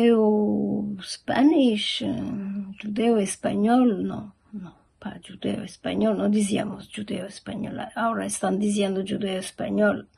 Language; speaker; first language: Spanish; early bilingual, heritage; Ladino